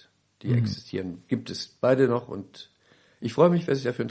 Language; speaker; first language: German; native; German